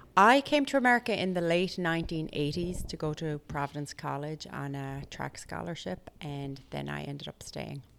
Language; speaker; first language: English; native; English